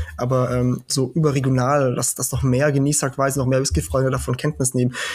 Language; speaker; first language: German; early bilingual, heritage; German